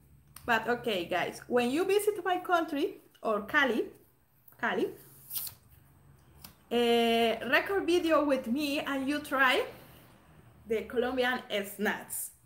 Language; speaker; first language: English; non-native, learner; Spanish